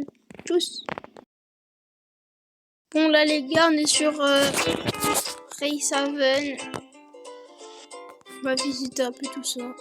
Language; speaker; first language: French; native; French